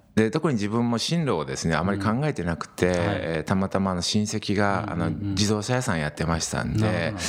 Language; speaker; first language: Japanese; native; Japanese